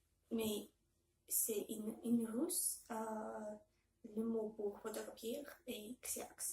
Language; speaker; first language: French; non-native, learner; Belarusian